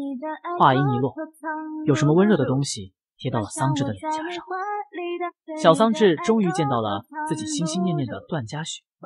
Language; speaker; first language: Chinese; native; Chinese